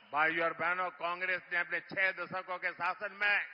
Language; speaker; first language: Hindi; non-native, local second language; Gujarati